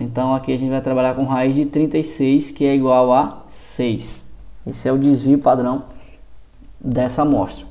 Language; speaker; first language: Portuguese; native; Portuguese